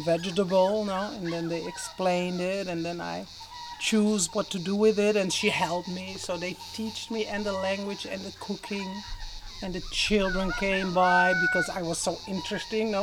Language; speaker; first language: English; non-native, fluent; Dutch